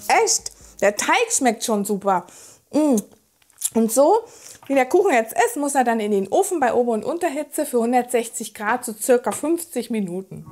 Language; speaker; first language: German; native; German